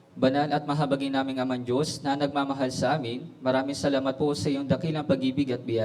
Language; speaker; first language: Filipino; native; Filipino